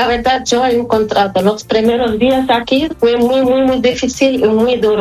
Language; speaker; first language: Spanish; non-native, fluent; Arabic